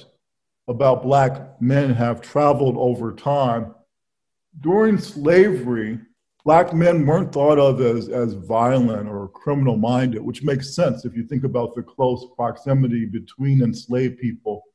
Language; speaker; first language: English; native; English